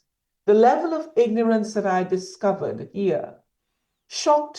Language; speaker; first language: English; native; English